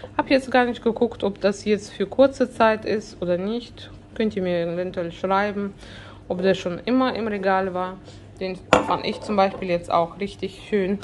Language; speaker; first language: German; early bilingual, other home language; Russian